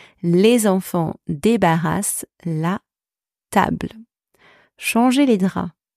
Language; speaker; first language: French; native; French